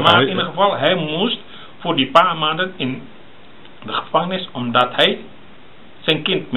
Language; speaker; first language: Dutch; early bilingual, other home language; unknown